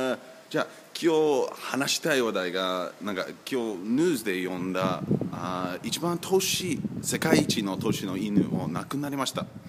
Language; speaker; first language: Japanese; non-native, learner; English